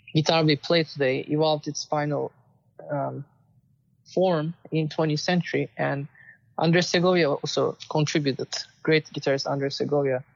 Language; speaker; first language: English; non-native, fluent; Turkish